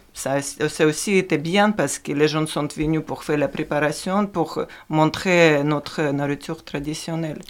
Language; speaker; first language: French; non-native, fluent; Ukrainian